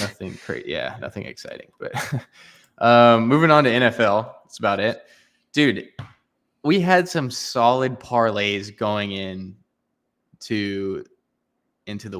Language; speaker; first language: English; native; English